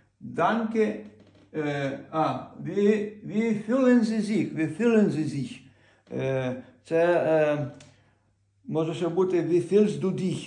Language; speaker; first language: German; non-native, learner; Ukrainian